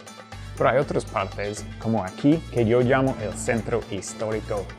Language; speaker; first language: Spanish; non-native, fluent; English